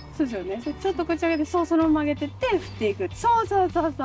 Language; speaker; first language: Japanese; native; Japanese